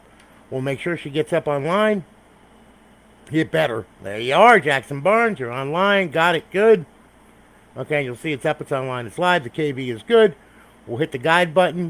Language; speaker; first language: English; native; English